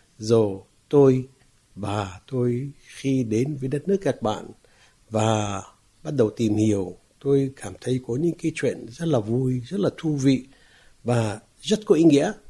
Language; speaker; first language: Vietnamese; non-native, fluent; Arabic